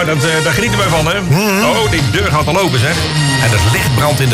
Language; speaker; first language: Dutch; native; Dutch